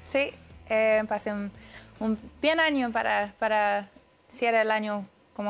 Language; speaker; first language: Spanish; early bilingual, heritage; English